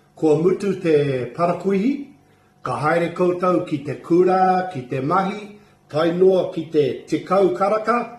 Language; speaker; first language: Māori; non-native, local second language; English